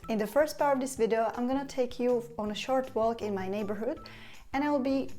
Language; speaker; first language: English; non-native, fluent; Czech